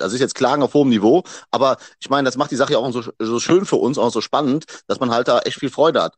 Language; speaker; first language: German; native; German